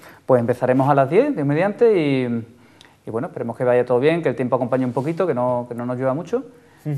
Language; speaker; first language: Spanish; native; Spanish